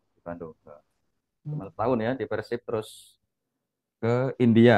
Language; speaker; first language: Indonesian; native; Indonesian